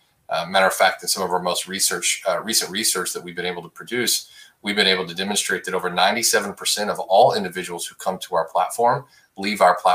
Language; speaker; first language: English; native; English